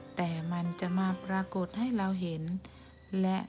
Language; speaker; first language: Thai; native; Thai